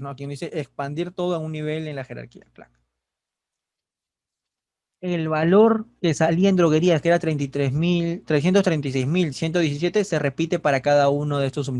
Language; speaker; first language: Spanish; native; Spanish